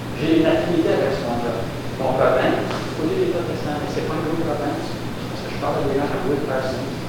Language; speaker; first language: French; native; French